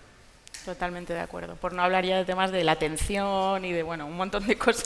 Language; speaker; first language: Spanish; native; Spanish